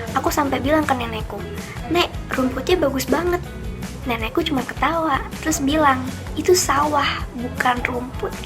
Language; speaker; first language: Indonesian; native; Indonesian